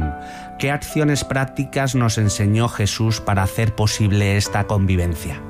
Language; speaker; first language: Spanish; native; Spanish